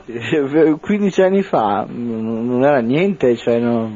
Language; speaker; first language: Italian; native; Italian